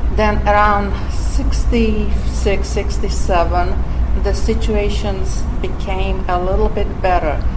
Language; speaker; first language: English; non-native, fluent; Slovak